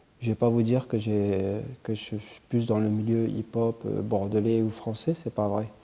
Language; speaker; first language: French; early bilingual, other home language; Arabic